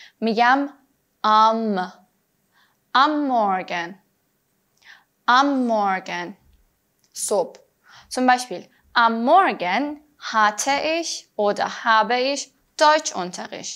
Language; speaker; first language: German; non-native, fluent; Persian